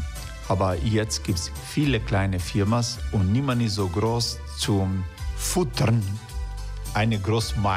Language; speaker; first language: German; non-native, fluent; Croatian